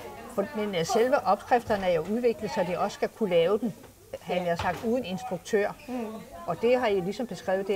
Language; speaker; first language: Danish; native; Danish